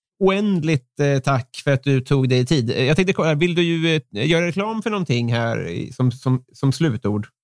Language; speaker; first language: Swedish; native; Swedish